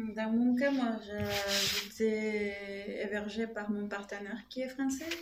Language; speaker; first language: French; non-native, fluent; Spanish